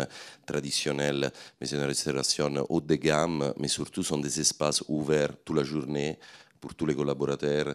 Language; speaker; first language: French; non-native, fluent; Italian